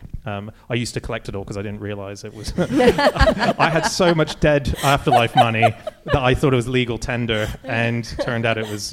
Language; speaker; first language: English; native; English